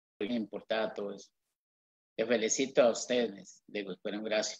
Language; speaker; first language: Spanish; non-native, local second language; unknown